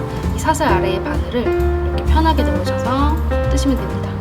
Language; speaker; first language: Korean; native; Korean